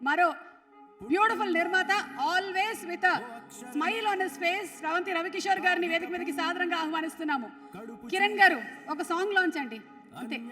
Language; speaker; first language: Telugu; native; Telugu